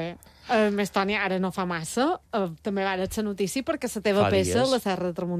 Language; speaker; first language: Catalan; native; Catalan